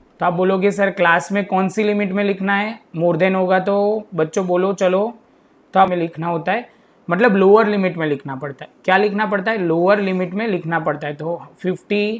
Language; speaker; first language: Hindi; non-native, local second language; Gujarati